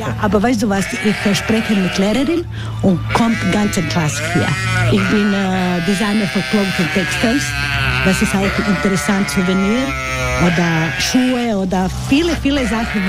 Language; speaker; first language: German; non-native, learner; Croatian